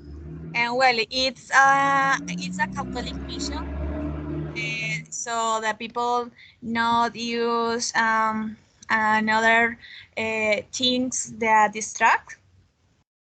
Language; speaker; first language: English; non-native, learner; Spanish